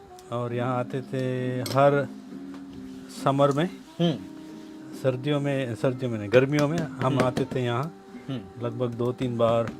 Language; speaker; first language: Hindi; non-native, local second language; Kannada